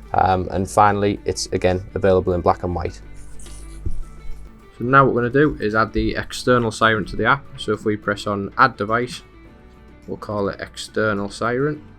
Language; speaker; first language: English; native; English